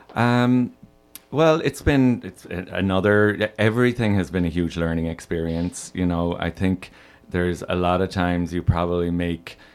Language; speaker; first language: English; native; English